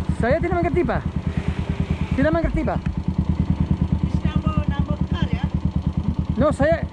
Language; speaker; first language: Indonesian; non-native, learner; English